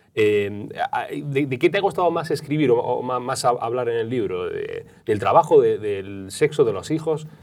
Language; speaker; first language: Spanish; native; Spanish